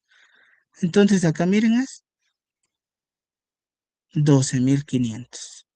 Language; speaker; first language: Spanish; native; Spanish